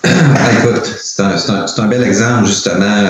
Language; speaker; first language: French; native; French